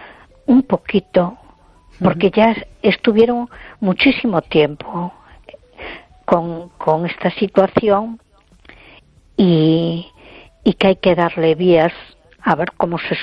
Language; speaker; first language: Spanish; native; Spanish